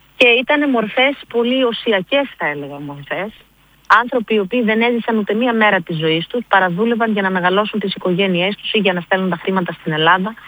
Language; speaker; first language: Greek; early bilingual, heritage; Greek